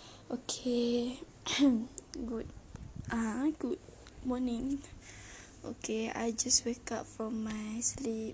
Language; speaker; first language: English; non-native, learner; Malay